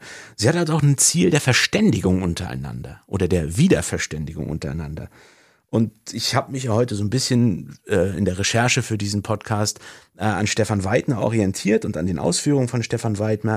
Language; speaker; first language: German; native; German